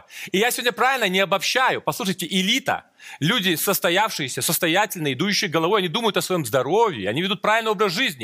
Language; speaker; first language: Russian; native; Russian